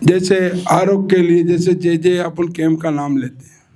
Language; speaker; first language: Hindi; non-native, local second language; Marathi